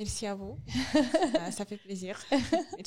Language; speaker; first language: French; non-native, learner; Romanian